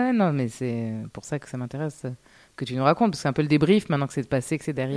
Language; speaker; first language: French; native; French